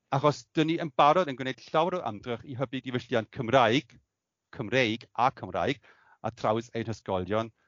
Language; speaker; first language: Welsh; non-native, fluent; German